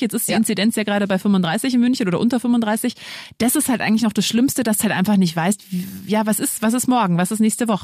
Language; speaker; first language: German; native; German